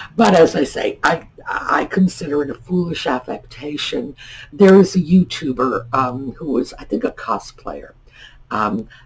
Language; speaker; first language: English; native; English